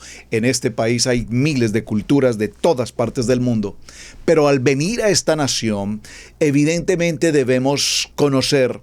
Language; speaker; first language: Spanish; native; Spanish